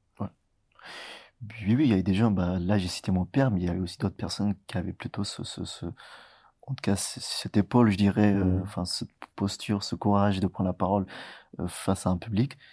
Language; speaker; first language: French; early bilingual, other home language; Tigrinya